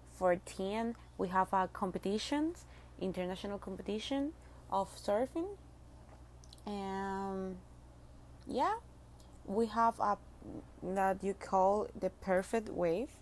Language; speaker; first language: English; non-native, learner; Spanish